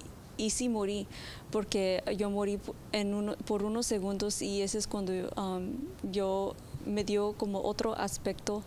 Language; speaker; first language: Spanish; early bilingual, other home language; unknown